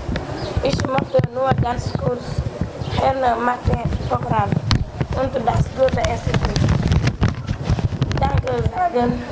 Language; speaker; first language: German; non-native, learner; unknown